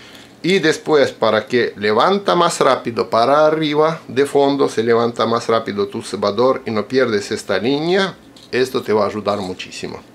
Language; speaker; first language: Spanish; non-native, fluent; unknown